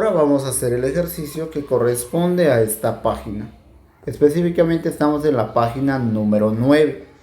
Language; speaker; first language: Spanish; non-native, local second language; Kʼicheʼ